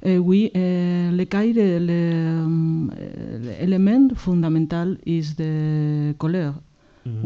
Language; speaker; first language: French; non-native, learner; Spanish